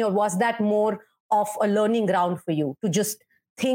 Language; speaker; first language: English; non-native, local second language; Hindi